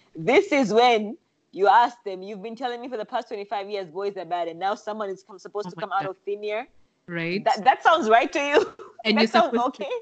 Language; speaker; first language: English; non-native, local second language; Swahili